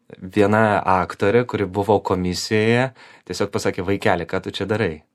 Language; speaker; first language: Lithuanian; non-native, local second language; Polish